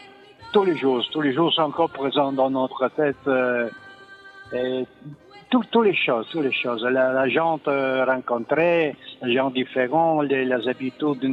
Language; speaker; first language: French; non-native, learner; Italian